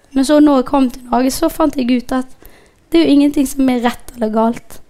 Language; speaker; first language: Norwegian; non-native, fluent; Somali